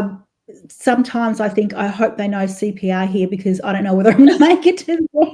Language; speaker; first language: English; native; English